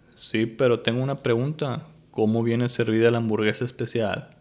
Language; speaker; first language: Spanish; native; Spanish